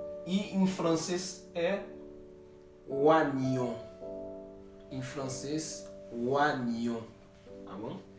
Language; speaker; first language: Portuguese; non-native, fluent; Haitian Creole